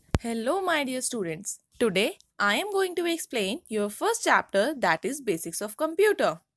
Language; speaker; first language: English; non-native, local second language; Hindi